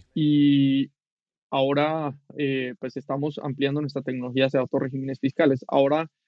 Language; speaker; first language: Spanish; native; Spanish